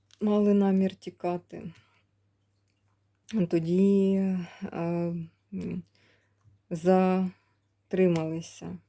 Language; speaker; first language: Ukrainian; native; Ukrainian